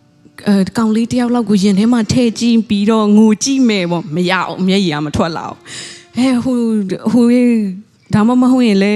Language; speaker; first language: Burmese; non-native, local second language; Tedim Chin